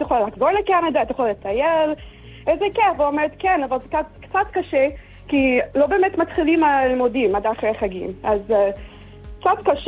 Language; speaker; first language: Hebrew; non-native, learner; English